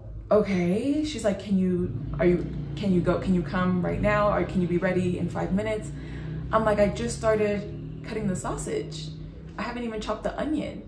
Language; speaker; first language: English; native; English